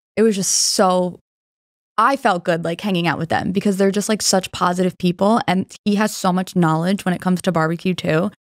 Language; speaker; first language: English; native; English